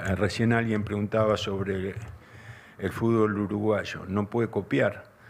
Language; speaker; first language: Spanish; native; Spanish